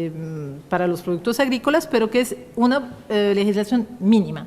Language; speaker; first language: Spanish; non-native, fluent; French